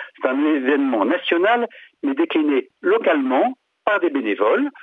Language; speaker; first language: French; native; French